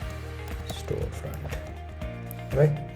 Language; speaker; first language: English; non-native, local second language; Hindi